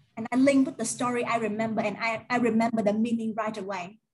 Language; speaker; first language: English; non-native, learner; Vietnamese